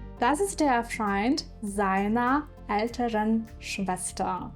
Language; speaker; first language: German; non-native, fluent; Ukrainian